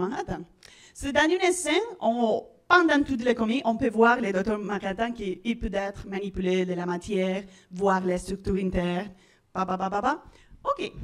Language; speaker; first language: French; non-native, learner; Spanish